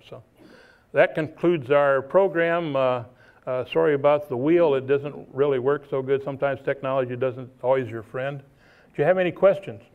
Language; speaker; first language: English; native; English